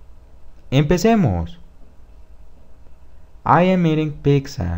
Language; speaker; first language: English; non-native, fluent; Spanish